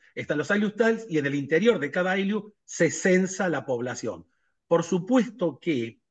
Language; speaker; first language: Spanish; native; Spanish